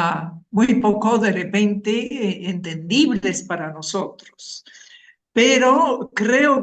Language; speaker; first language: Spanish; non-native, fluent; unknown